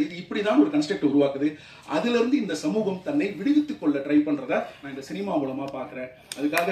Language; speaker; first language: Tamil; native; Tamil